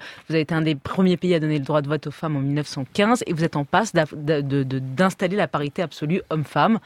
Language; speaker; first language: French; native; French